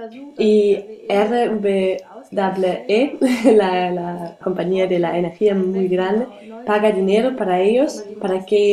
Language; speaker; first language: Spanish; non-native, learner; German